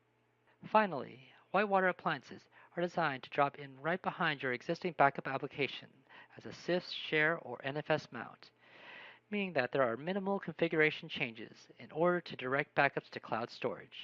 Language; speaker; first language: English; native; English